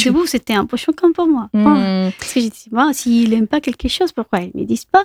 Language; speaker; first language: French; non-native, fluent; Spanish